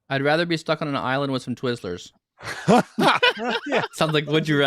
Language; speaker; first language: English; native; English